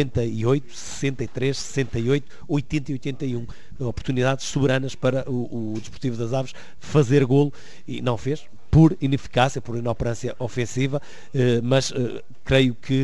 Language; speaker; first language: Portuguese; native; Portuguese